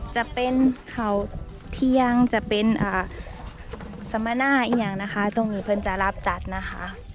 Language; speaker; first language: Thai; native; Thai